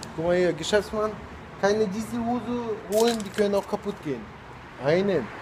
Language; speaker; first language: German; non-native, fluent; Russian